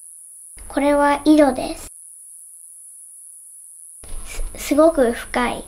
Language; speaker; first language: Japanese; native; Japanese